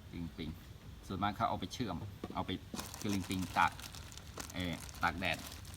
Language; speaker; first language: Thai; native; Thai